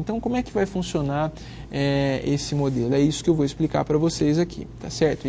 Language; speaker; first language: Portuguese; native; Portuguese